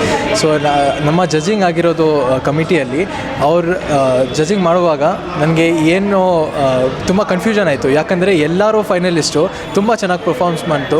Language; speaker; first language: Kannada; non-native, local second language; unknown